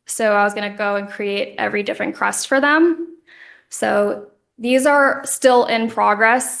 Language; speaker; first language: English; native; English